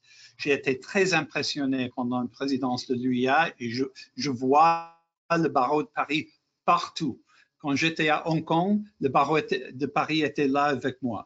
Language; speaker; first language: French; non-native, fluent; English